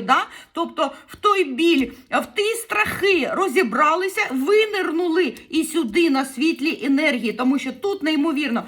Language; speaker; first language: Ukrainian; native; Ukrainian